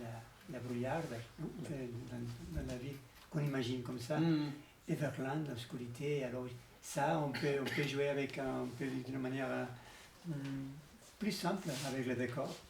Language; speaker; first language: French; non-native, learner; Spanish